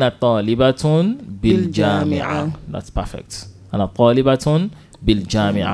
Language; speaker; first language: Arabic; non-native, fluent; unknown